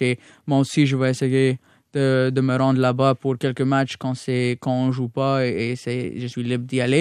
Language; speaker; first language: French; non-native, local second language; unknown